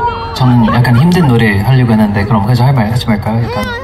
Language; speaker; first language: Korean; non-native, fluent; English